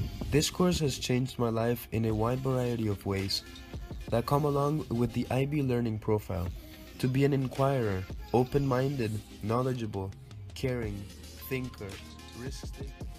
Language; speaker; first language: English; early bilingual, other home language; Spanish